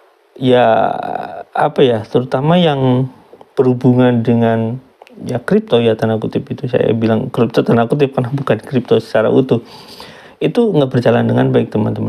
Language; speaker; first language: Indonesian; native; Indonesian